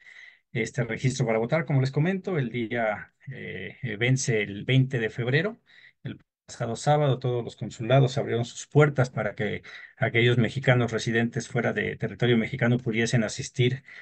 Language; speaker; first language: Spanish; native; Spanish